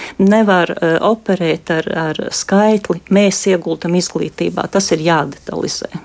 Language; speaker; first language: Latvian; native; Latvian